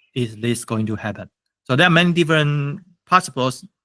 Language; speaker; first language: English; non-native, fluent; Chinese